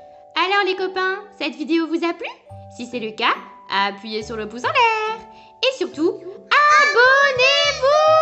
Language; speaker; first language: French; native; French